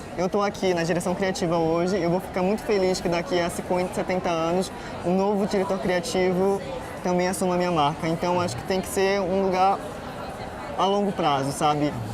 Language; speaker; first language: Portuguese; non-native, local second language; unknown